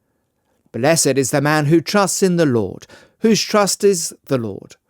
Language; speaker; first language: English; native; English